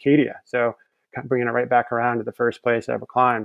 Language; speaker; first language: English; native; English